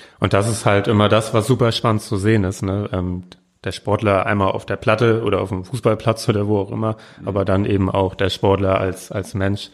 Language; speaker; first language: German; native; German